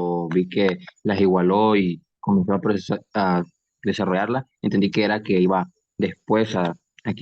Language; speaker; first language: Spanish; native; Spanish